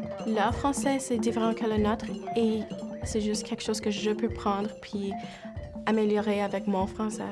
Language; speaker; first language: French; non-native, local second language; English